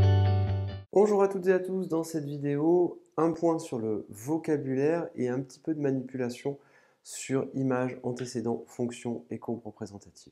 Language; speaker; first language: French; native; French